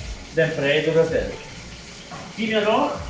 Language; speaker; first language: German; non-native, fluent; Italian